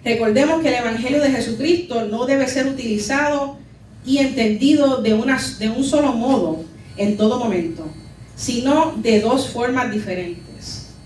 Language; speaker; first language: Spanish; early bilingual, heritage; Spanish